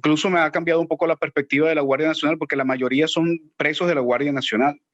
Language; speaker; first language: Spanish; native; Spanish